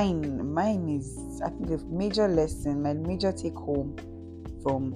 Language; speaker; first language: English; non-native, local second language; Yoruba